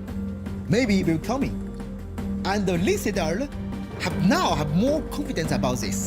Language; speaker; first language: English; non-native, learner; Chinese